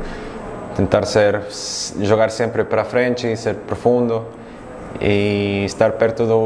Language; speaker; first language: Portuguese; non-native, fluent; Spanish